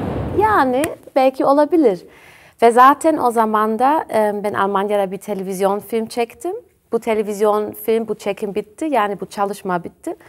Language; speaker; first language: Turkish; early bilingual, heritage; Turkish